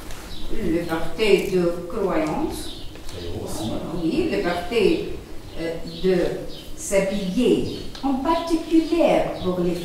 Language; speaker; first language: French; non-native, learner; Arabic